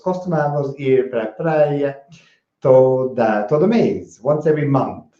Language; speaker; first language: Portuguese; non-native, fluent; English